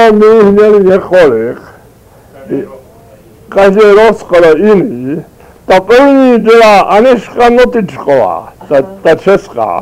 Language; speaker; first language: Czech; early bilingual, heritage; Czech